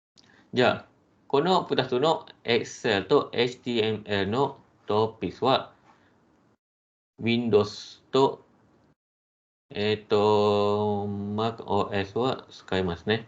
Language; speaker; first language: Japanese; non-native, fluent; Malay